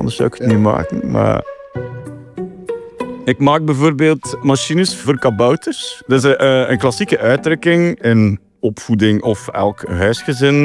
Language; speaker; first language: Dutch; native; Dutch